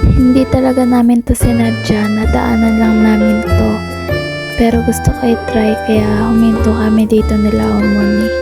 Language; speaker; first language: Filipino; native; Filipino